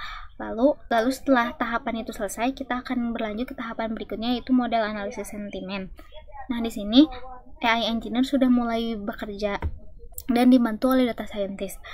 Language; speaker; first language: Indonesian; native; Indonesian